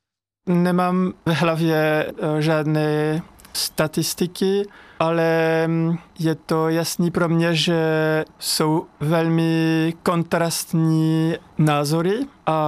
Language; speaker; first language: Czech; non-native, fluent; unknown